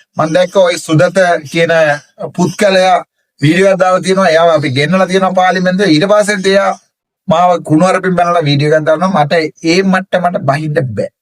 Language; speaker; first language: Sinhala; non-native, local second language; Tamil